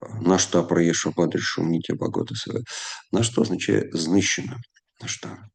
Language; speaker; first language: Ukrainian; non-native, local second language; Russian